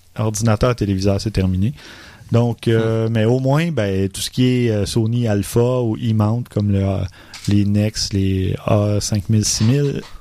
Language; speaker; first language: French; native; French